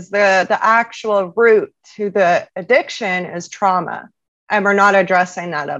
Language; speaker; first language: English; native; English